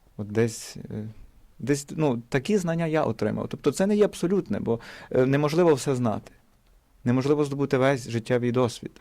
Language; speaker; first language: Ukrainian; native; Ukrainian